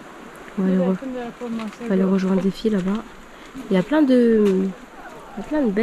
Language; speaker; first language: French; native; French